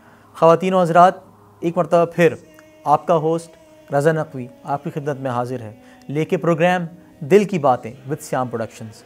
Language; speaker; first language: Urdu; native; Urdu